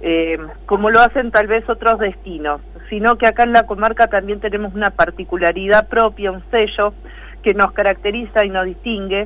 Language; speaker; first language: Spanish; native; Spanish